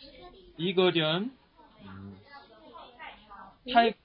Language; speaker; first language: Chinese; non-native, learner; Korean